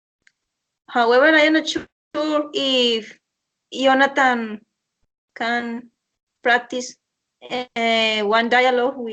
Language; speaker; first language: English; non-native, learner; Spanish